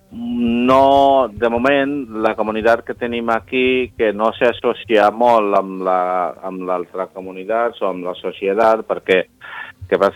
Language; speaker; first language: Catalan; non-native, learner; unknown